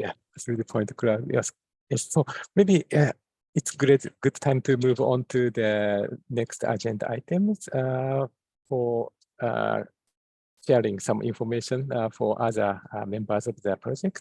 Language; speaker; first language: English; non-native, fluent; Japanese